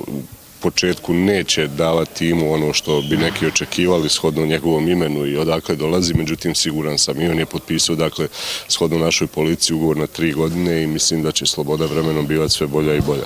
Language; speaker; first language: Bosnian; native; Bosnian